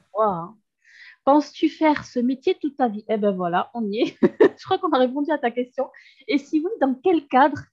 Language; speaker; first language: French; native; French